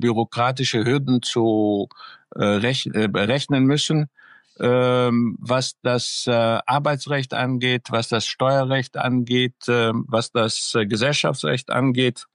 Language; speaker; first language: German; early bilingual, other home language; Greek